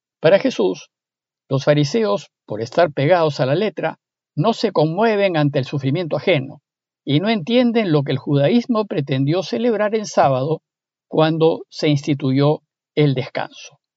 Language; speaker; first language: Spanish; native; Spanish